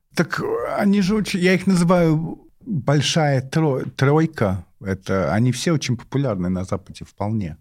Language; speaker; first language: Russian; non-native, fluent; English